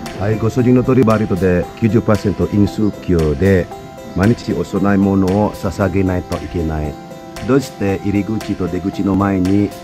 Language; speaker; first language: Japanese; non-native, fluent; Balinese